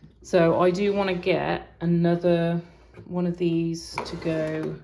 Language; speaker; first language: English; native; English